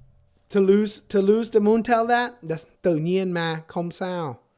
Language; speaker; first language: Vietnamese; non-native, learner; English